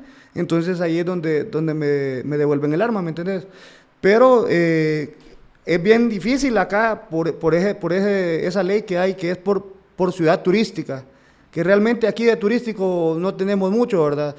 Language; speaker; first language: Spanish; native; Spanish